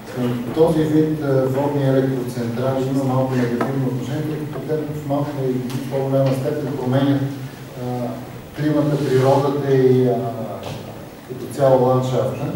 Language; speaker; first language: Bulgarian; native; Bulgarian